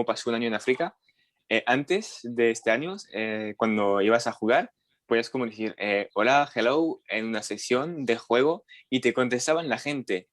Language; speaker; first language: Spanish; non-native, fluent; French